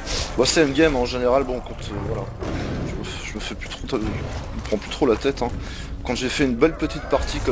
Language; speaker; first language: French; native; French